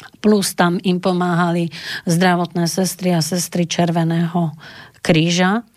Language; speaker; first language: Slovak; native; Slovak